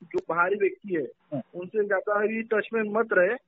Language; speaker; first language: Hindi; non-native, local second language; Marathi